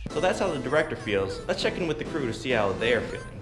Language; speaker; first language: English; native; English